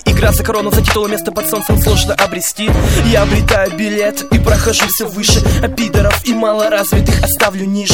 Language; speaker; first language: Russian; native; Russian